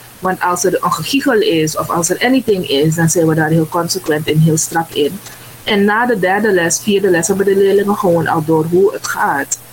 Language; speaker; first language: Dutch; native; Dutch